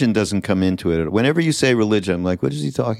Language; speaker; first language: English; native; English